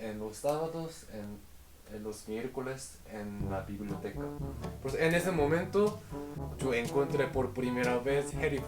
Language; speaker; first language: Spanish; non-native, fluent; Korean